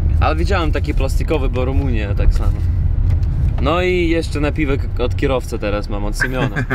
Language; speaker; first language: Polish; non-native, fluent; Russian